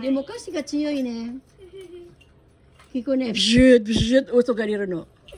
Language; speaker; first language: Japanese; non-native, learner; Filipino